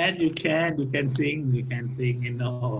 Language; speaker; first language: English; non-native, learner; Thai